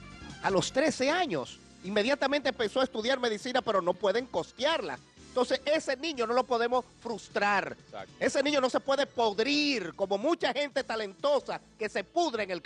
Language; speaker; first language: Spanish; native; Spanish